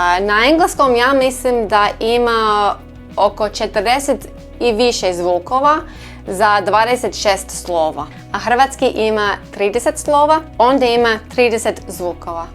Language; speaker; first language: Croatian; non-native, learner; English